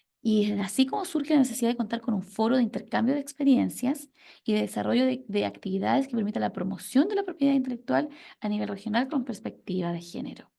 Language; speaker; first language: Spanish; native; Spanish